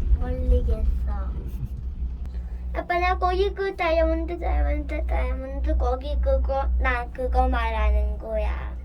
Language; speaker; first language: Korean; early bilingual, heritage; Korean